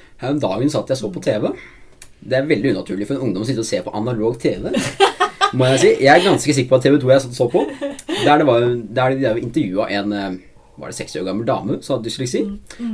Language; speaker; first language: Norwegian; native; Norwegian